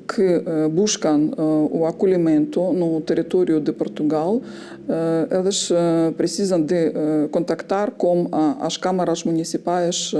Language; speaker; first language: Portuguese; non-native, fluent; Ukrainian